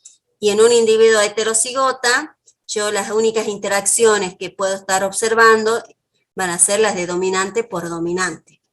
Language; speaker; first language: Spanish; native; Spanish